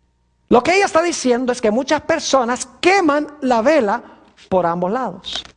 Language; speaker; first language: Spanish; native; Spanish